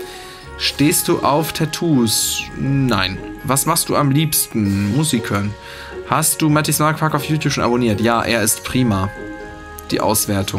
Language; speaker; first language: German; native; German